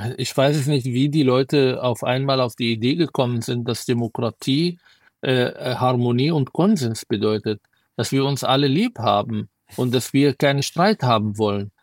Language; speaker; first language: German; non-native, fluent; Arabic